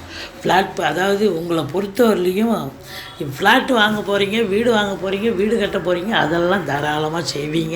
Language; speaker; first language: Tamil; native; Tamil